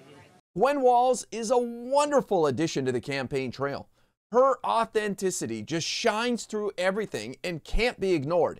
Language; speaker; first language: English; native; English